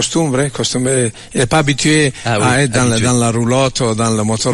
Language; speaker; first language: French; non-native, learner; Italian